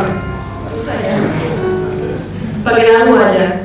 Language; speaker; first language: Indonesian; non-native, fluent; Spanish